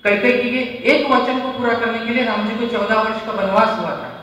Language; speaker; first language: Hindi; non-native, local second language; Marathi